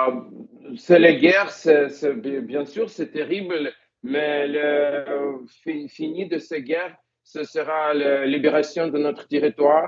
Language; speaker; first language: French; non-native, learner; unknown